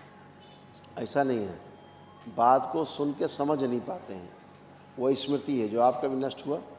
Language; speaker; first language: Hindi; native; Hindi